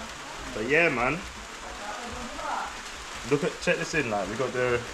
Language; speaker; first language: English; native; English